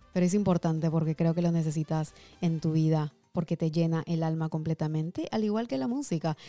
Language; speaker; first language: Spanish; early bilingual, heritage; Spanish